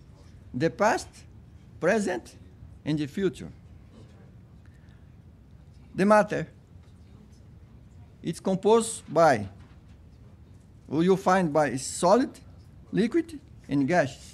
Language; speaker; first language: English; non-native, fluent; Portuguese